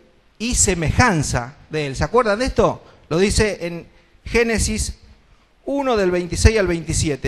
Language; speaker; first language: Spanish; native; Spanish